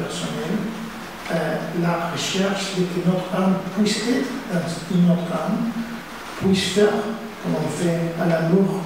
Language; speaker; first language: French; non-native, fluent; Spanish